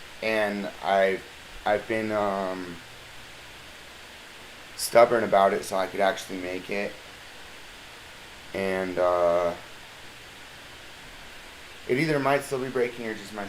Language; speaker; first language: English; native; English